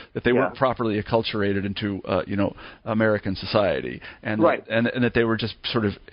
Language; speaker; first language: English; native; English